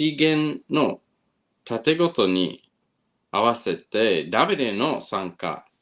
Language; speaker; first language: Japanese; non-native, fluent; English